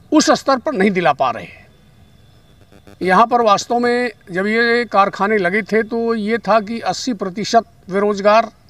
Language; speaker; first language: Hindi; native; Hindi